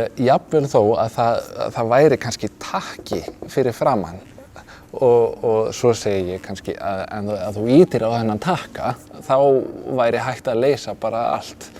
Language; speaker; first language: Icelandic; non-native, fluent; Danish